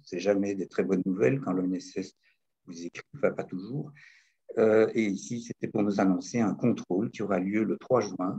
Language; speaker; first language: French; native; French